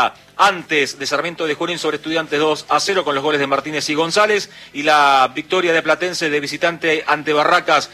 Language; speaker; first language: Spanish; native; Spanish